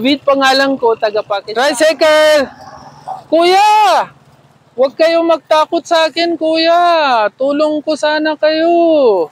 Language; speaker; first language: Filipino; non-native, learner; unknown